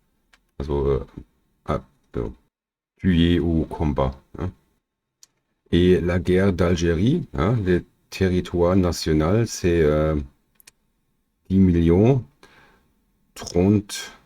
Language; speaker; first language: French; non-native, learner; German